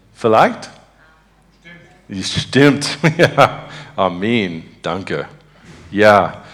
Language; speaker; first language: German; non-native, learner; English